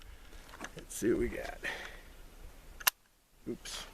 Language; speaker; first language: English; native; English